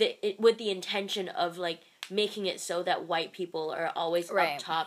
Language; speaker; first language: English; non-native, local second language; Cantonese